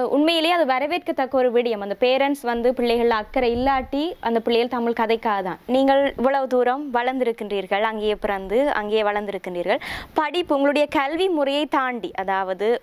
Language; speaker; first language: Tamil; native; Tamil